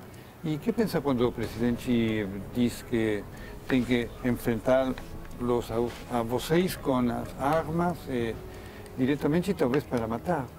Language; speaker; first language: Portuguese; non-native, fluent; Spanish